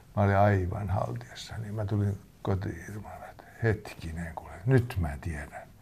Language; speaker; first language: Finnish; native; Finnish